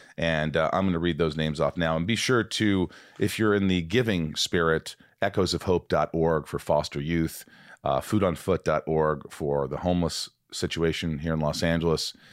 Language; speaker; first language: English; native; English